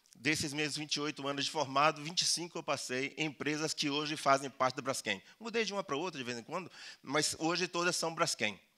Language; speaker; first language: Portuguese; early bilingual, other home language; Spanish